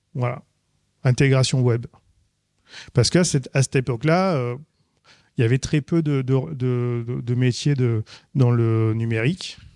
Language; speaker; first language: French; native; French